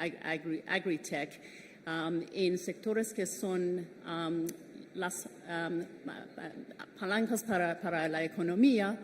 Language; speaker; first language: Spanish; non-native, fluent; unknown